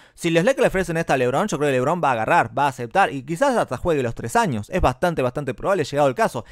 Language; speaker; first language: Spanish; native; Spanish